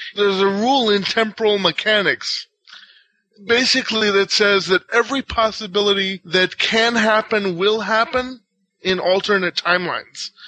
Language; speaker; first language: English; non-native, fluent; Hebrew